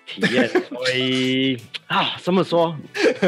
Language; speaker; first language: Chinese; non-native, learner; English